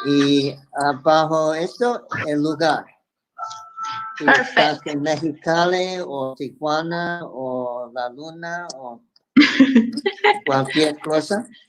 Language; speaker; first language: Spanish; non-native, fluent; English